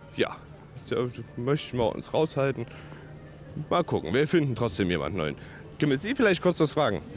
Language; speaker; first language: German; native; German